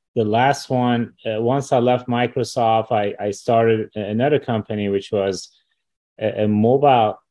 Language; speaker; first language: English; early bilingual, other home language; Persian